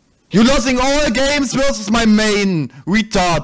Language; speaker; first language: English; non-native, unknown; German